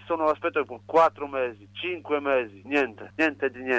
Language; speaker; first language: Italian; non-native, learner; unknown